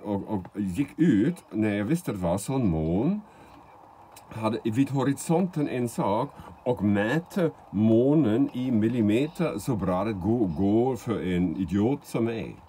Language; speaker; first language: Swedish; non-native, fluent; German